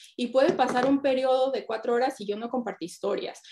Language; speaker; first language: Spanish; native; Spanish